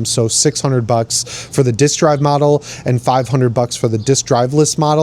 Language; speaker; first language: English; native; English